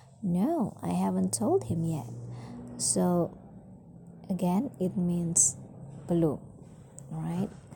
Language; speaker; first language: English; non-native, fluent; Indonesian